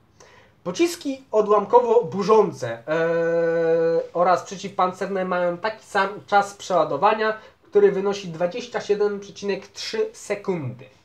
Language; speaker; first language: Polish; native; Polish